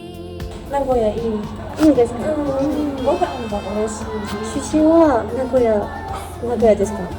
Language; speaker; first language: Japanese; non-native, learner; French